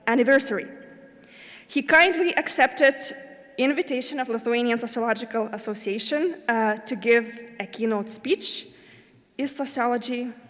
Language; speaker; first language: English; non-native, fluent; Lithuanian